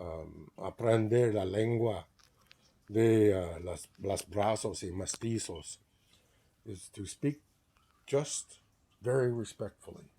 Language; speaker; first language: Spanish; non-native, learner; English